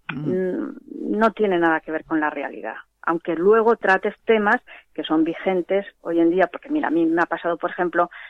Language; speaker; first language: Spanish; native; Spanish